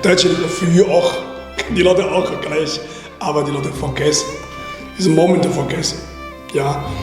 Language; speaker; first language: German; non-native, learner; Chinese